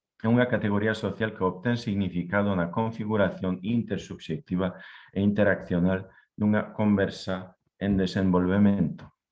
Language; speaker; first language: Galician; non-native, fluent; Polish